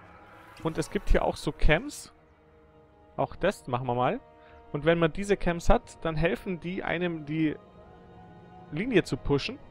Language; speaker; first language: German; native; German